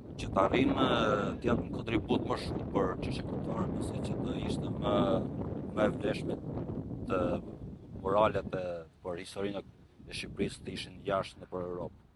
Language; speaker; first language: Albanian; native; Albanian